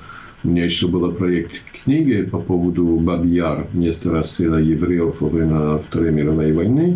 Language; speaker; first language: Russian; non-native, fluent; English